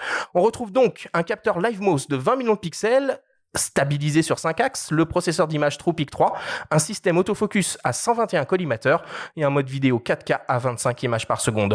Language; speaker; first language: French; native; French